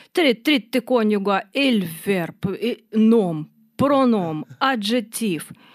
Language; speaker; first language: Maltese; non-native, fluent; Russian